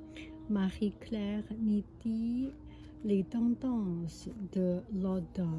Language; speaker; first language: French; non-native, fluent; Chinese